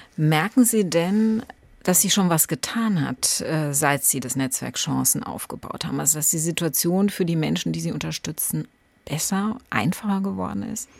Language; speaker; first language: German; native; German